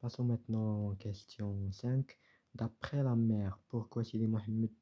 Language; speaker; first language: French; non-native, local second language; Arabic